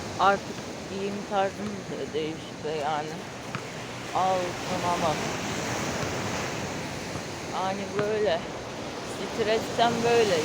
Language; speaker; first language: Turkish; non-native, fluent; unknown